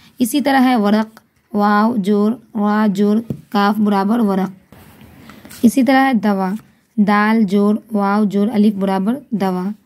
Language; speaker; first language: Hindi; native; Hindi